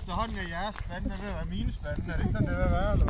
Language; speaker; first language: Danish; native; Danish